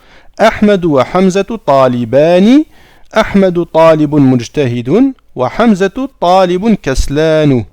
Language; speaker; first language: Arabic; non-native, fluent; French